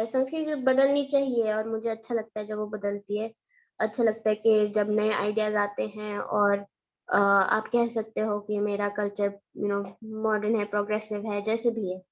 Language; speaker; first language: Hindi; early bilingual, heritage; Hindi